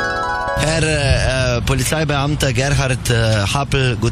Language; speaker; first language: German; non-native, learner; Slovenian